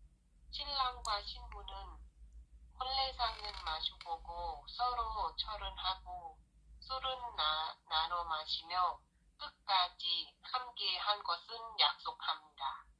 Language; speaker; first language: Korean; non-native, learner; Thai